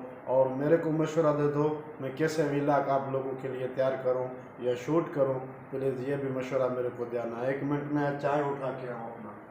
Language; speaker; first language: Hindi; non-native, local second language; Baluchi